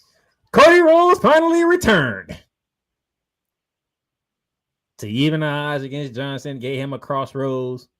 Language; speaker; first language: English; native; English